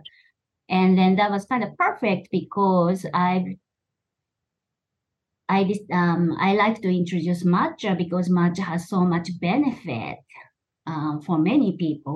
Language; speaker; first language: English; non-native, fluent; Japanese